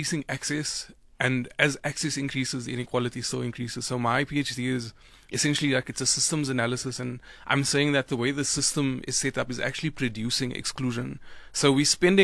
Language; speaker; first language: English; native; English